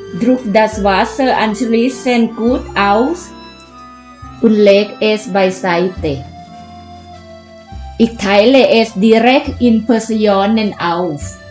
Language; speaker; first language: German; non-native, fluent; Thai